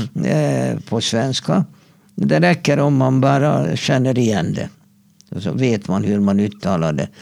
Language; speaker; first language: Swedish; non-native, fluent; Hungarian